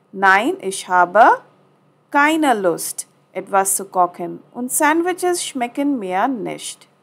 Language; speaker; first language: German; non-native, fluent; Hindi